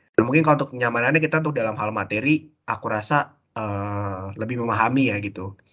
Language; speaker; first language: Indonesian; native; Indonesian